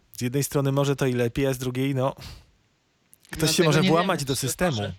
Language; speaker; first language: Polish; native; Polish